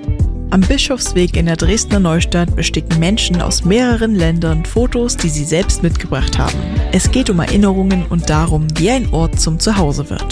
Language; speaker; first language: German; native; German